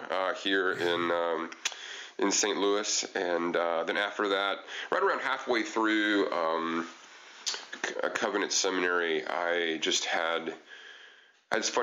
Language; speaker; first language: English; native; English